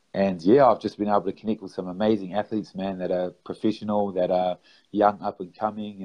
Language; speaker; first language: English; native; English